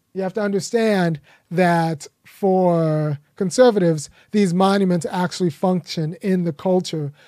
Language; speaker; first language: English; early bilingual, other home language; Akan